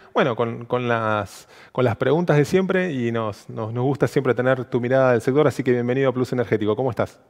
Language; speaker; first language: Spanish; native; Spanish